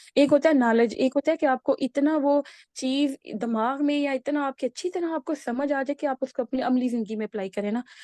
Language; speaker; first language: Urdu; native; Urdu